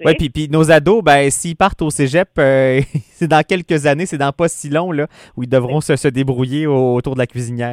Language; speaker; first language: French; native; French